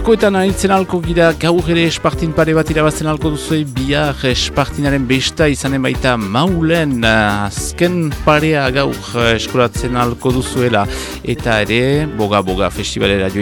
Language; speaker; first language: Basque; native; Basque